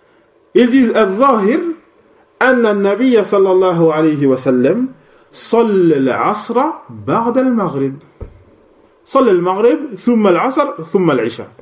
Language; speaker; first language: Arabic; non-native, fluent; French